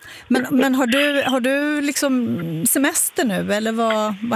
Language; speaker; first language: Swedish; native; Swedish